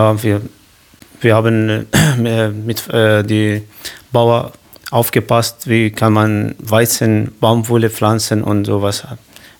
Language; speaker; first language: German; non-native, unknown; Kurdish